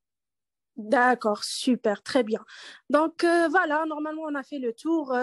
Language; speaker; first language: French; non-native, learner; Arabic